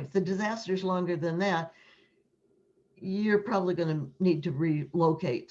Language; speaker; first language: English; native; English